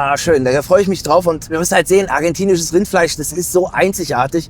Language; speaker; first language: German; native; German